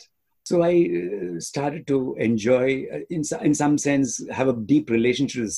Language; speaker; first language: English; non-native, local second language; Tamil